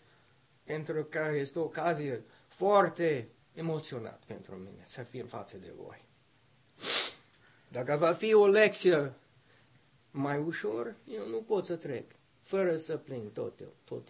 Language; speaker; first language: Romanian; non-native, learner; English